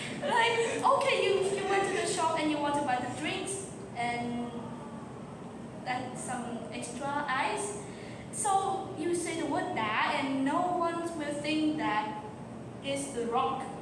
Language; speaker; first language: English; non-native, learner; Vietnamese